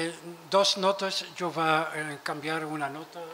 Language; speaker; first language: Spanish; non-native, learner; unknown